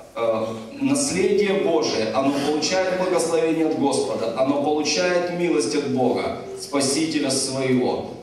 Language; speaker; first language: Russian; native; Russian